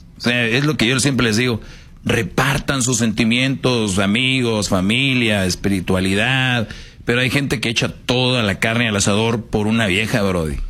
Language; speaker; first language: Spanish; native; Spanish